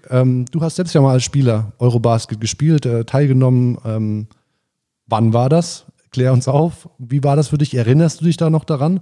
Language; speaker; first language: German; native; German